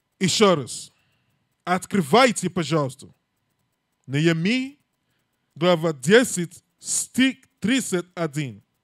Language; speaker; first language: Russian; non-native, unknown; English